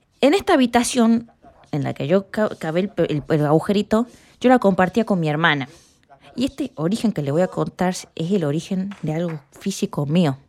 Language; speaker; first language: Spanish; native; Spanish